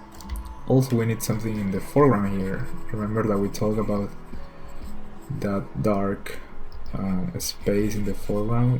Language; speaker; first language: English; non-native, fluent; Spanish